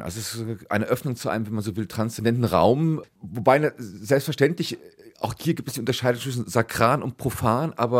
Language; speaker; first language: German; native; German